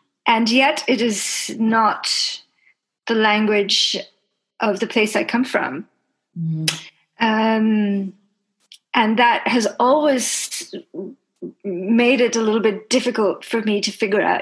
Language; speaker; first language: English; non-native, local second language; Bangla